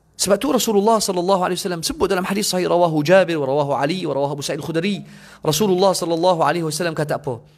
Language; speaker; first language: Malay; non-native, fluent; Arabic